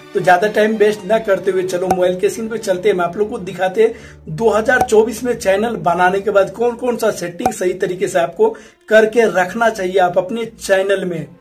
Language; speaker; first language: Hindi; native; Hindi